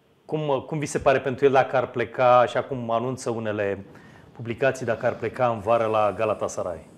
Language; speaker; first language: Romanian; native; Romanian